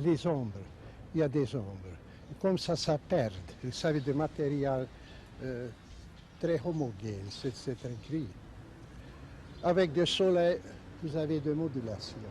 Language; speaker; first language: French; non-native, learner; Hungarian